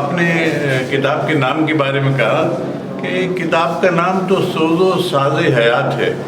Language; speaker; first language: Urdu; native; Urdu